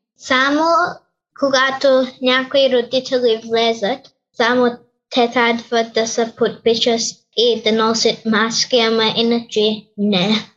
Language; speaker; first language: Bulgarian; early bilingual, heritage; Bulgarian